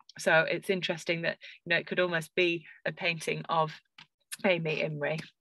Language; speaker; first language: English; native; English